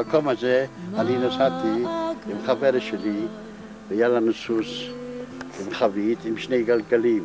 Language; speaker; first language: Hebrew; non-native, fluent; Yiddish